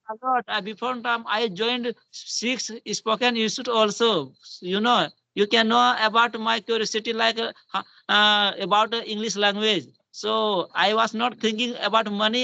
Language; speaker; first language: English; non-native, learner; Hindi